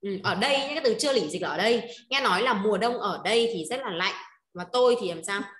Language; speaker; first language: Vietnamese; native; Vietnamese